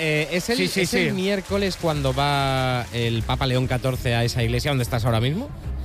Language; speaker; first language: Spanish; native; Spanish